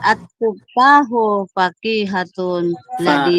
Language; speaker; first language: Arabic; non-native, learner; Filipino